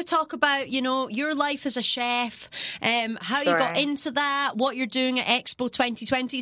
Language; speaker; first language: English; native; English